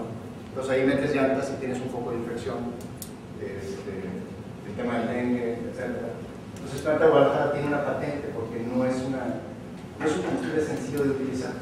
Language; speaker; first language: Spanish; native; Spanish